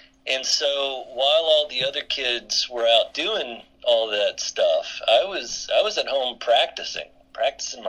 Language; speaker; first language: English; native; English